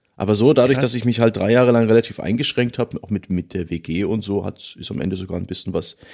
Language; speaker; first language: German; native; German